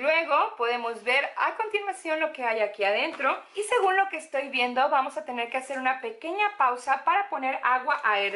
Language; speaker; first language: Spanish; native; Spanish